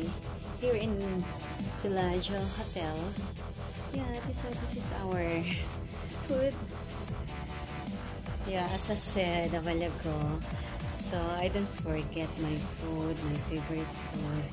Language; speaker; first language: English; non-native, local second language; Filipino